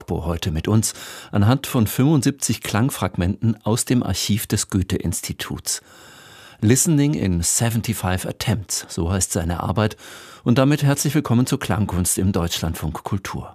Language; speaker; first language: German; native; German